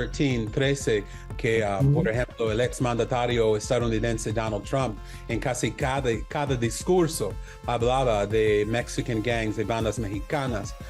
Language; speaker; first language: Spanish; non-native, learner; English